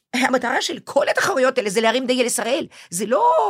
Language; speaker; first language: Hebrew; non-native, fluent; Russian